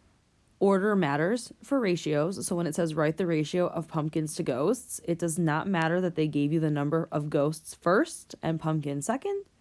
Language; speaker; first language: English; native; English